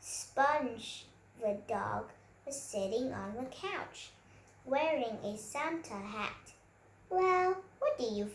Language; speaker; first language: English; non-native, learner; Vietnamese